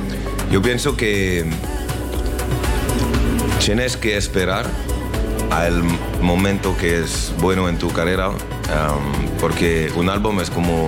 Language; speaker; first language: Spanish; non-native, learner; French